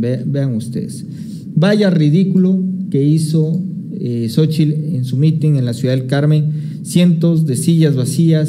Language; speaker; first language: Spanish; native; Spanish